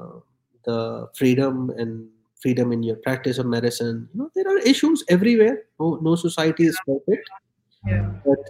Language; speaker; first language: English; non-native, local second language; Urdu